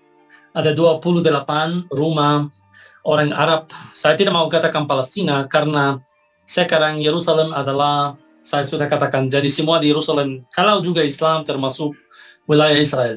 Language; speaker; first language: Indonesian; non-native, fluent; Arabic